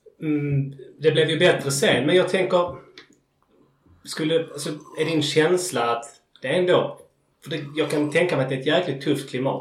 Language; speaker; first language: Swedish; native; Swedish